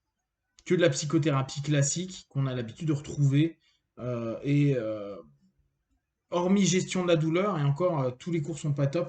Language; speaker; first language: French; native; French